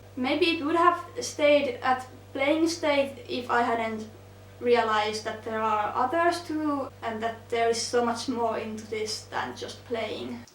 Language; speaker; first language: English; non-native, fluent; Finnish